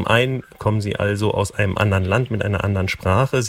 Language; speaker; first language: German; native; German